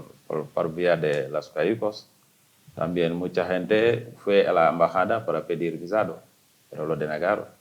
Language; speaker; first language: Spanish; non-native, fluent; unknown